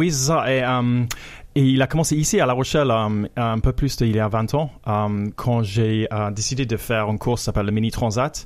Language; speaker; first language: French; non-native, fluent; English